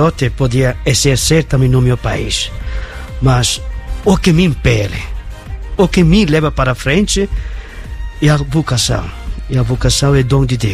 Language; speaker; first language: Portuguese; non-native, fluent; Bangla